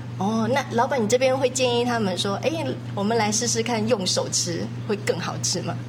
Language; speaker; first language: Chinese; native; Chinese